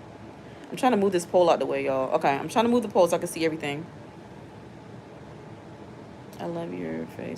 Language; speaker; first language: English; native; English